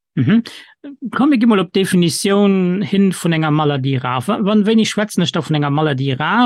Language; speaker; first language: Luxembourgish; native; Luxembourgish